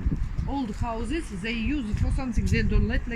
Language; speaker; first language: English; non-native, learner; Russian